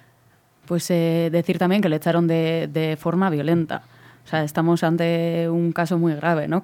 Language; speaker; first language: Spanish; native; Spanish